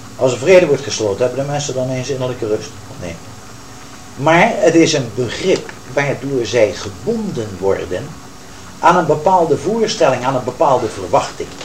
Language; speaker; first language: Dutch; native; Dutch